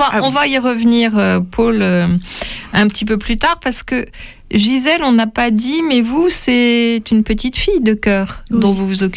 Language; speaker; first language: French; native; French